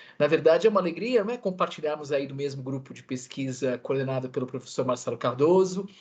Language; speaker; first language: Portuguese; native; Portuguese